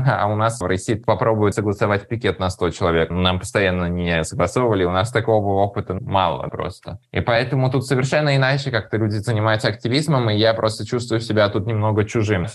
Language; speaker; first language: Russian; early bilingual, other home language; Armenian